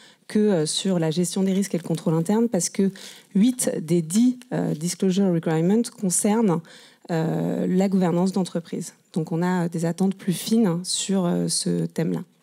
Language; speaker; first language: French; native; French